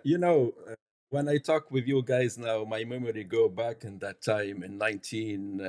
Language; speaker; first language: English; non-native, learner; Arabic